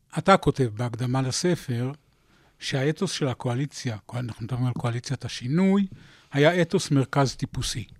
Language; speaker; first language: Hebrew; native; Hebrew